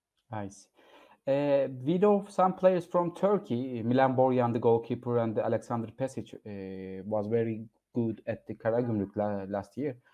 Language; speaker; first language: English; non-native, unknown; Turkish